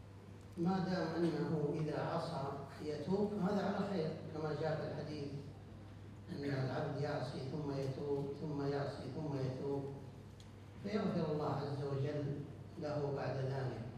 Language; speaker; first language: Arabic; native; Arabic